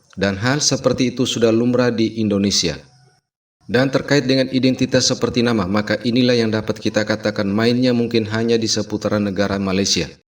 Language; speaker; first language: Indonesian; native; Indonesian